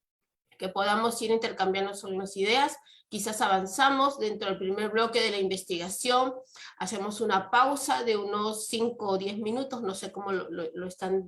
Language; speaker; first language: Spanish; native; Spanish